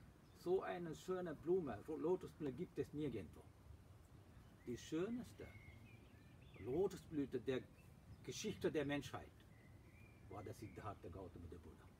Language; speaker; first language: German; non-native, fluent; Sinhala